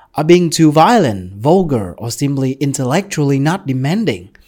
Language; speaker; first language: English; non-native, fluent; Vietnamese